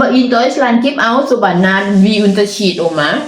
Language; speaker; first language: German; non-native, learner; Thai